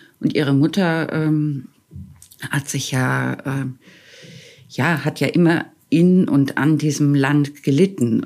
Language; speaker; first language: German; native; German